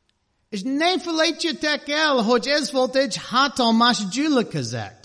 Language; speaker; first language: Hungarian; non-native, learner; English